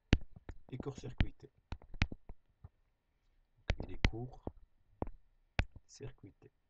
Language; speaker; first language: French; non-native, local second language; Arabic